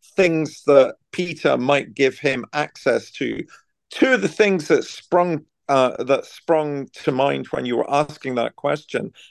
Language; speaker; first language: English; native; English